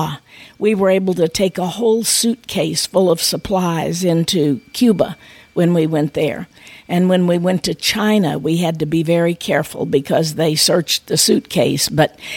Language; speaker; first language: English; native; English